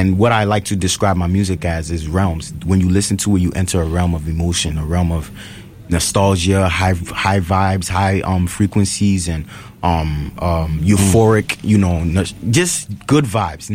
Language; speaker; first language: English; native; English